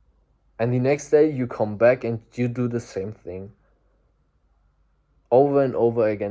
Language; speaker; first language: English; non-native, fluent; German